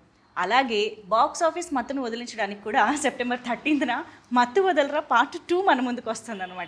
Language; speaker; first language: Telugu; native; Telugu